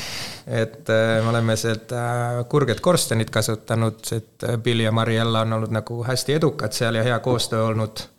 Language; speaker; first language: Estonian; non-native, fluent; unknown